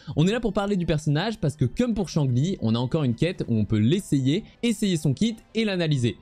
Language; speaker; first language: French; native; French